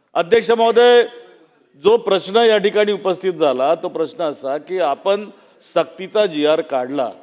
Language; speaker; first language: Marathi; native; Marathi